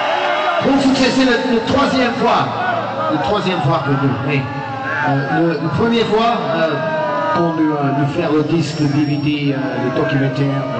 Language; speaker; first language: French; non-native, learner; English